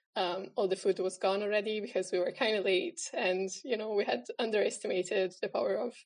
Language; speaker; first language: English; non-native, fluent; Italian